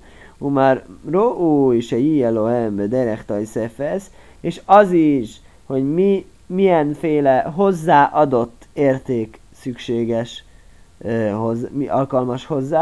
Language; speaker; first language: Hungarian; native; Hungarian